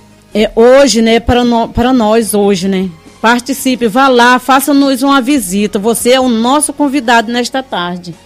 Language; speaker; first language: Portuguese; native; Portuguese